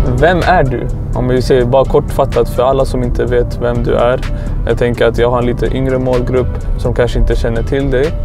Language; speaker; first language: Swedish; early bilingual, other home language; Arabic